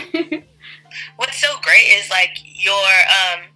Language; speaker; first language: English; early bilingual, other home language; Wolof